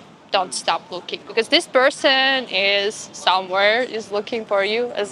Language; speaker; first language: English; non-native, fluent; Russian